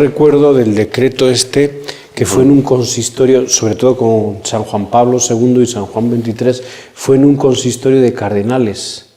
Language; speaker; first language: Spanish; native; Spanish